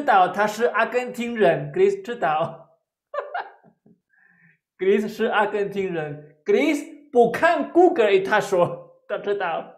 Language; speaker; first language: Chinese; non-native, fluent; Spanish